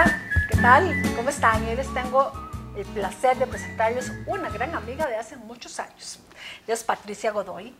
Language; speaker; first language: Spanish; native; Spanish